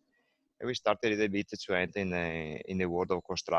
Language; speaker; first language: English; non-native, learner; Italian